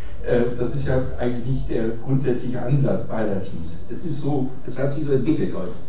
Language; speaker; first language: German; native; German